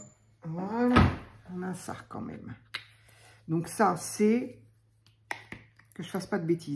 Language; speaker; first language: French; native; French